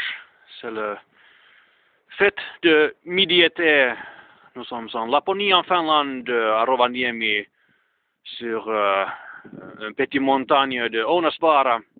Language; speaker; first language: French; non-native, learner; Finnish